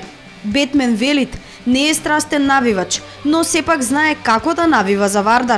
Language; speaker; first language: Macedonian; native; Macedonian